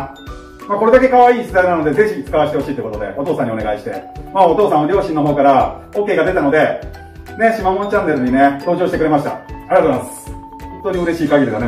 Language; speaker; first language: Japanese; native; Japanese